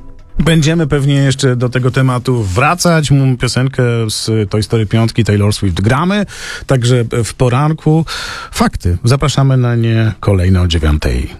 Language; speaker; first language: Polish; native; Polish